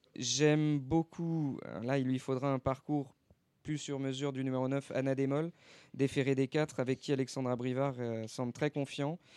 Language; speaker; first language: French; native; French